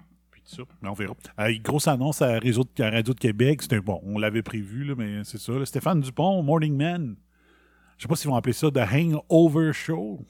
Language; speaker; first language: French; native; French